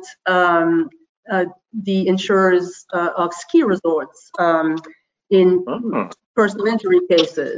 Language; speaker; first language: English; non-native, fluent; French